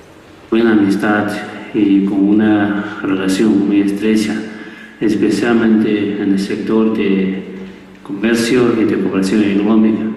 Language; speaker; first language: Spanish; non-native, learner; Chinese